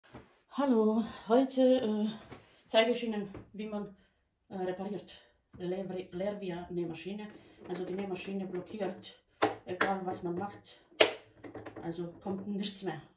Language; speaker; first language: German; non-native, fluent; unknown